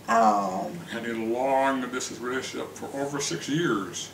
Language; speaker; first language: English; native; English